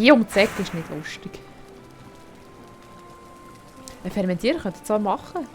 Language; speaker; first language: German; native; German